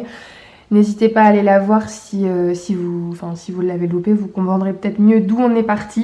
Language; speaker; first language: French; native; French